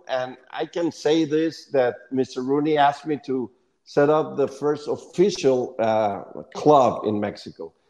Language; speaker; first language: English; non-native, fluent; Spanish